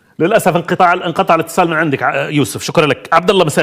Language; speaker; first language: Arabic; native; Arabic